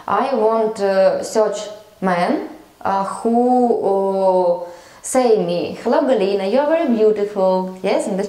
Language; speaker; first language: English; non-native, learner; Russian